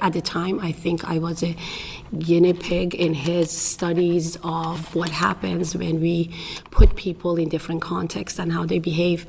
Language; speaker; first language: English; non-native, fluent; Persian